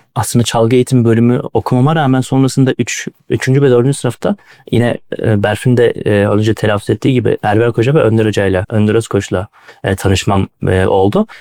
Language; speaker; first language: Turkish; native; Turkish